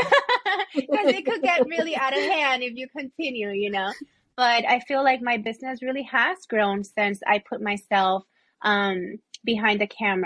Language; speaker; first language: English; non-native, fluent; Spanish